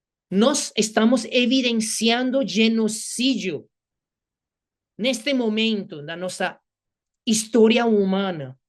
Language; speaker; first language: Portuguese; non-native, fluent; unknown